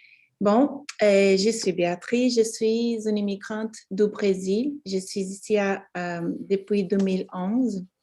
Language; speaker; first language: French; non-native, fluent; Portuguese